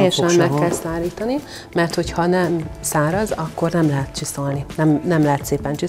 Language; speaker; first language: Hungarian; native; Hungarian